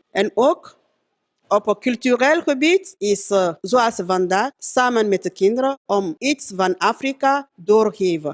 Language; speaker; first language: Dutch; non-native, fluent; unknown